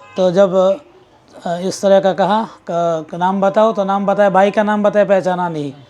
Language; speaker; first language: Urdu; non-native, fluent; Bangla